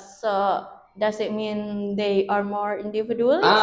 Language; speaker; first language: English; non-native, learner; Indonesian